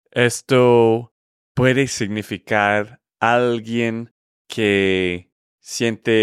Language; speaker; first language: Spanish; non-native, fluent; English